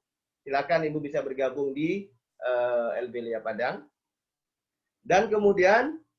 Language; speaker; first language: Indonesian; native; Indonesian